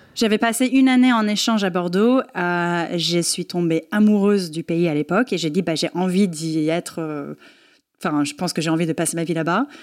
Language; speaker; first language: French; non-native, fluent; English